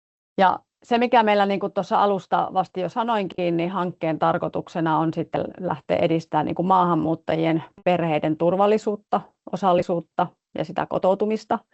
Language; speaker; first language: Finnish; native; Finnish